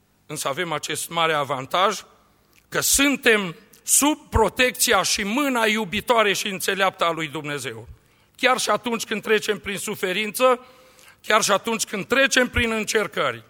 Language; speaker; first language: Romanian; native; Romanian